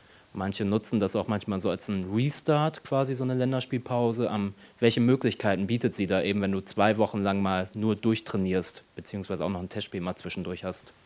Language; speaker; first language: German; native; German